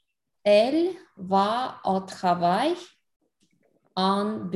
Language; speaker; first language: French; non-native, learner; English